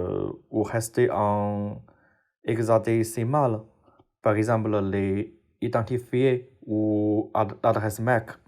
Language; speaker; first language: French; non-native, fluent; Chinese